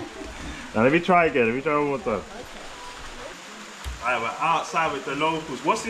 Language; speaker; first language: English; native; English